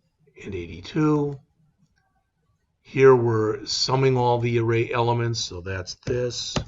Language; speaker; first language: English; native; English